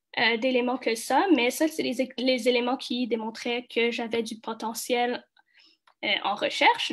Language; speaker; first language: French; early bilingual, other home language; Kinyarwanda